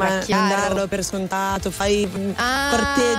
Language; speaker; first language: Italian; native; Italian